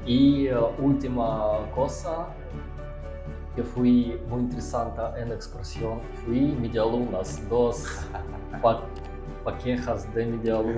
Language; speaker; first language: Spanish; non-native, learner; Russian